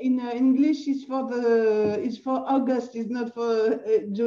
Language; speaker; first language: English; non-native, learner; French